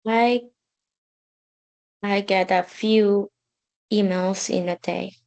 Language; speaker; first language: English; non-native, learner; Spanish